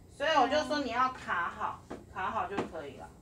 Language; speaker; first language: Chinese; native; Chinese